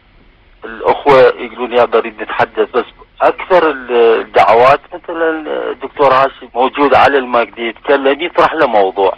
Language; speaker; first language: Arabic; native; Arabic